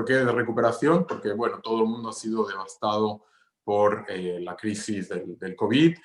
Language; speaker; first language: Spanish; non-native, fluent; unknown